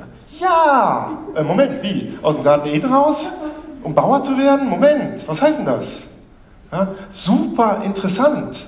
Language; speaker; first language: German; native; German